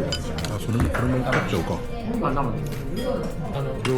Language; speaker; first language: Japanese; native; Japanese